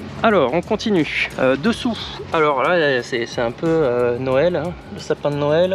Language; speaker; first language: French; native; French